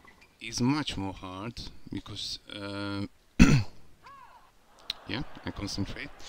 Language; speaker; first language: English; non-native, learner; Hungarian